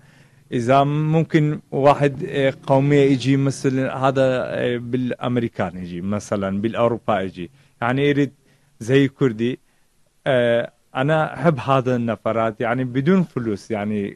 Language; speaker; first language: Arabic; non-native, local second language; Kurdish